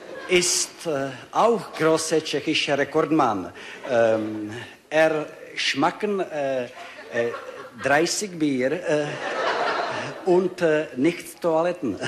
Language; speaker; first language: German; non-native, learner; Czech